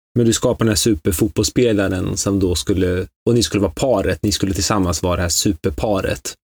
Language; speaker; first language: Swedish; early bilingual, other home language; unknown